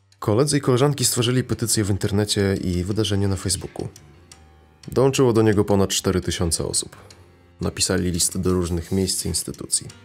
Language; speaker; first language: Polish; early bilingual, other home language; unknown